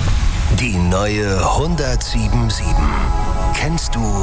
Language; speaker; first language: German; native; German